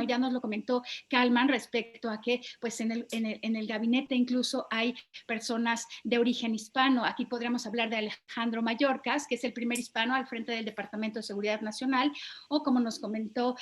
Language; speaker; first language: Spanish; native; Spanish